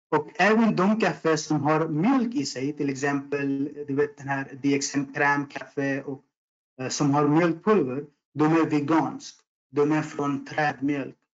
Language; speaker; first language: Swedish; non-native, fluent; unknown